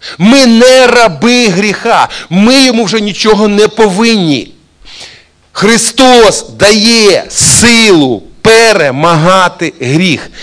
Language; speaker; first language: Ukrainian; non-native, local second language; Russian